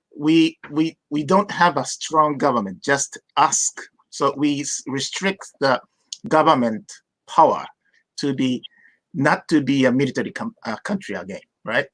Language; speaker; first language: English; non-native, fluent; Japanese